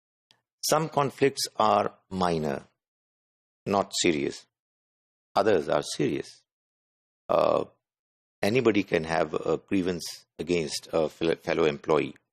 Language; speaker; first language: English; non-native, local second language; Urdu